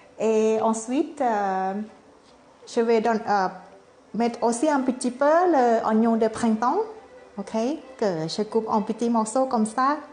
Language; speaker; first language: French; non-native, learner; Thai